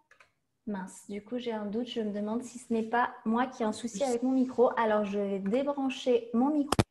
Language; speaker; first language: French; native; French